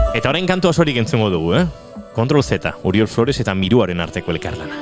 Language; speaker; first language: Basque; native; Basque